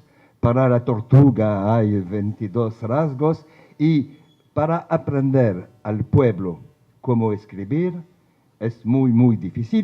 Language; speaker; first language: Spanish; non-native, fluent; French